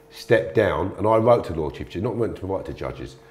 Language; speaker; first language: English; native; English